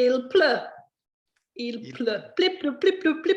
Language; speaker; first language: French; non-native, fluent; English